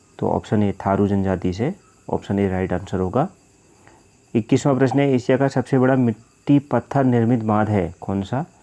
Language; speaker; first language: Hindi; native; Hindi